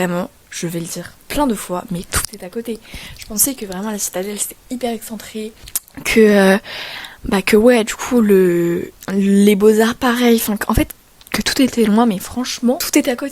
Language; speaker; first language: French; native; French